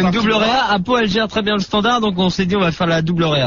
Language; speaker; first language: French; native; French